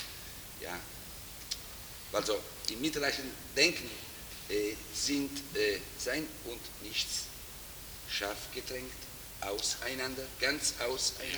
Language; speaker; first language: German; non-native, fluent; Italian